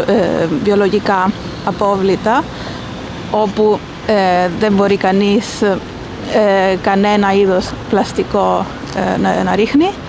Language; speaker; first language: Greek; early bilingual, heritage; Greek